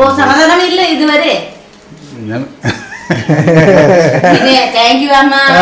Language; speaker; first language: Malayalam; non-native, learner; Nepali